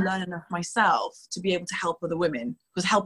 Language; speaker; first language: English; native; English